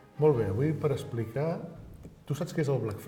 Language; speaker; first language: Catalan; native; Catalan